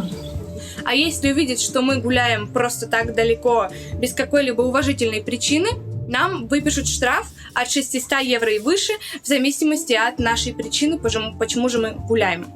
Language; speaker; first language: Russian; early bilingual, other home language; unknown